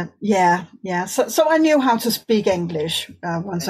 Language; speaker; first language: English; non-native, fluent; Danish